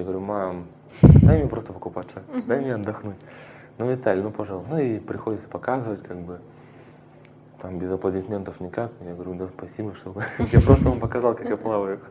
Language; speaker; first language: Russian; native; Russian